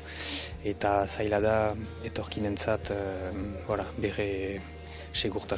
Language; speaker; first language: Basque; non-native, local second language; French